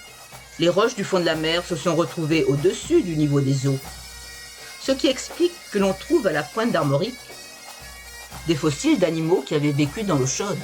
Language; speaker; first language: French; native; French